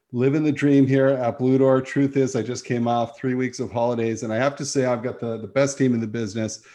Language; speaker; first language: English; native; English